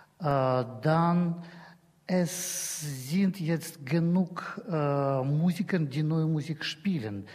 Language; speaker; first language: German; non-native, learner; Russian